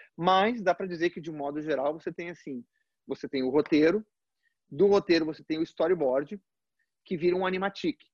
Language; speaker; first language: Portuguese; early bilingual, other home language; Spanish